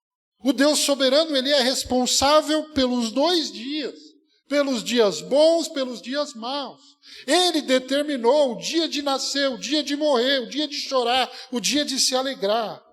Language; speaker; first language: Portuguese; native; Portuguese